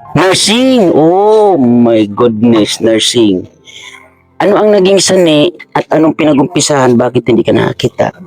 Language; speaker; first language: Filipino; native; Filipino